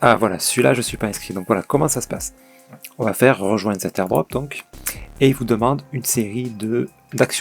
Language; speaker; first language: French; native; French